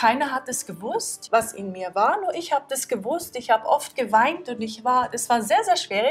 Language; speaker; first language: German; non-native, fluent; Norwegian